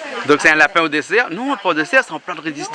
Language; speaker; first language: French; native; French